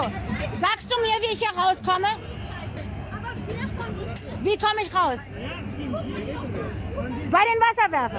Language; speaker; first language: German; native; German